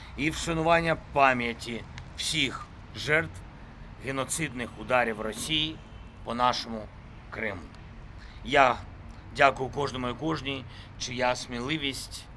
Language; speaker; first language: Ukrainian; non-native, local second language; Russian